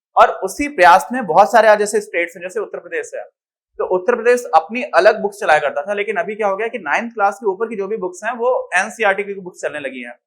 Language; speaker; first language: Hindi; native; Hindi